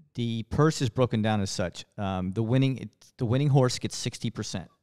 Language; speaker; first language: English; native; English